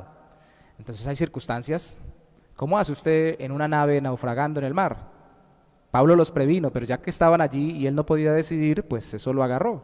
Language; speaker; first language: Spanish; native; Spanish